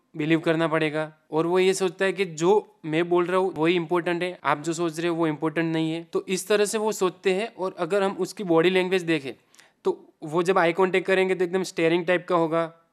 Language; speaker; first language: Hindi; non-native, local second language; Gujarati